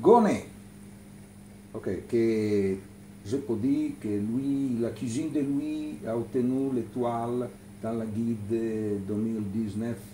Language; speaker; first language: French; non-native, learner; Italian